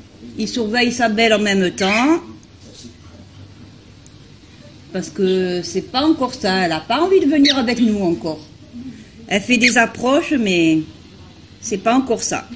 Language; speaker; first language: French; native; French